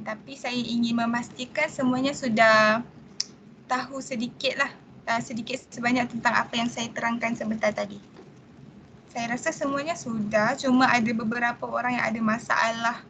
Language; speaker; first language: Malay; native; Malay